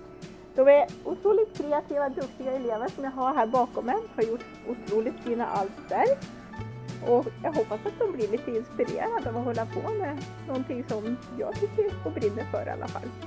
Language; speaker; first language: Swedish; native; Swedish